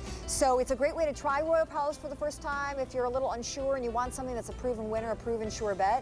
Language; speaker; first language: English; native; English